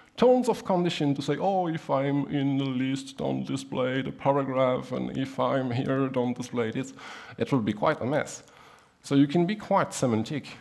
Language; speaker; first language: English; non-native, fluent; German